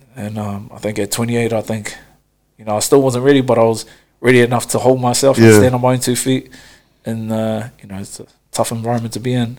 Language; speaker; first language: English; native; English